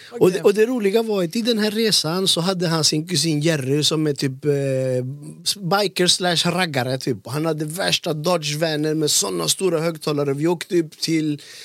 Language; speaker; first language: Swedish; early bilingual, other home language; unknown